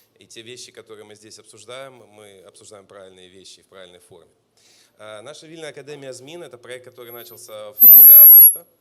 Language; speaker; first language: Russian; native; Russian